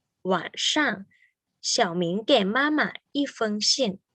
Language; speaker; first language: Chinese; non-native, fluent; Thai